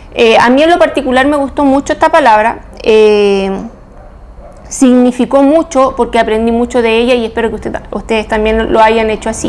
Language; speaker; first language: Spanish; native; Spanish